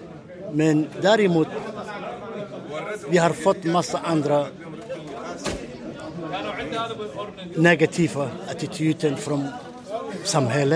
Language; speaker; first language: Swedish; non-native, learner; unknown